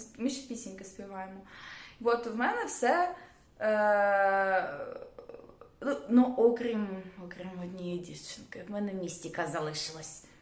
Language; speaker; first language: Ukrainian; non-native, local second language; Russian